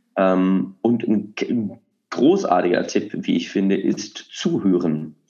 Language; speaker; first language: German; native; German